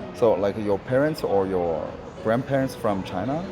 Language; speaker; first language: English; non-native, learner; Korean